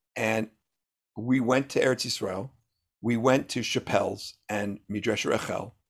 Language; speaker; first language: English; native; English